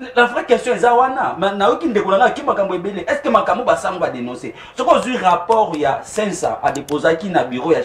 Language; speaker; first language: Lingala; native; Lingala